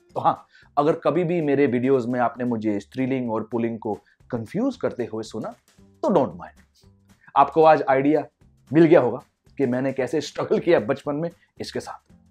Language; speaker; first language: Hindi; non-native, local second language; English